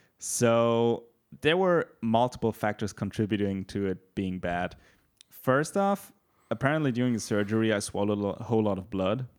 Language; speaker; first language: English; non-native, fluent; German